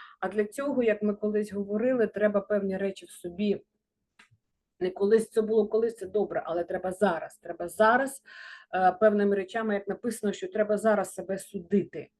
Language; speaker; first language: Ukrainian; non-native, local second language; Russian